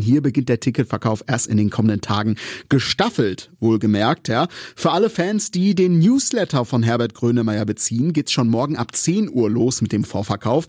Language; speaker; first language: German; native; German